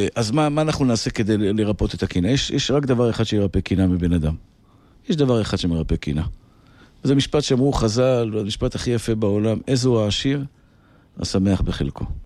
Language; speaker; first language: Hebrew; native; Hebrew